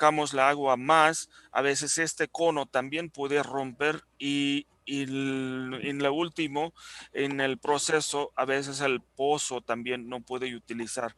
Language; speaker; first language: Spanish; non-native, fluent; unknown